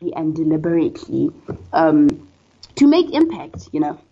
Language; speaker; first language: English; non-native, local second language; Tswana